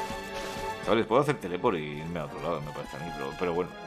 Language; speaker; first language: Spanish; native; Spanish